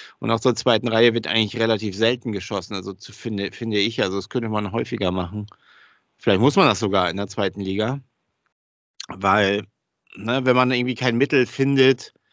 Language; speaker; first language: German; native; German